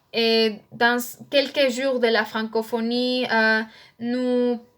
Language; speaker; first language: French; non-native, learner; Spanish